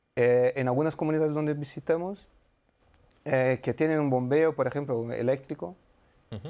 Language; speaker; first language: Spanish; non-native, fluent; Portuguese